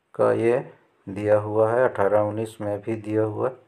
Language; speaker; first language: Hindi; native; Hindi